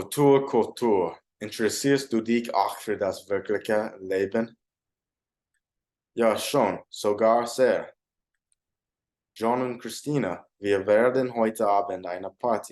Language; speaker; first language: German; non-native, learner; English